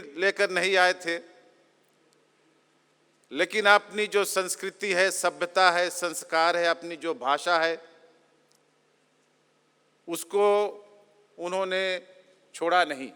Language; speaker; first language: Hindi; native; Hindi